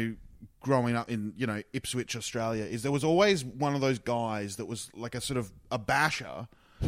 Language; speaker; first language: English; native; English